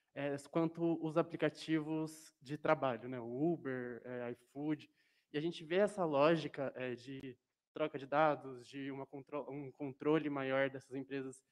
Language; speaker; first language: Portuguese; non-native, fluent; French